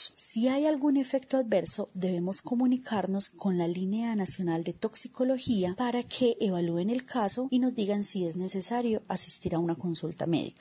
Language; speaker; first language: Spanish; native; Spanish